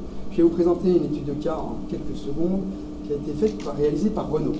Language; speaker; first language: French; native; French